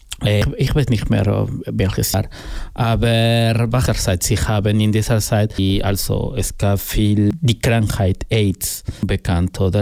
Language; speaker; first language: German; non-native, learner; Spanish